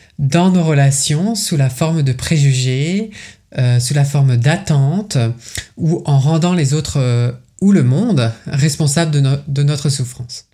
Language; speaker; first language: French; native; French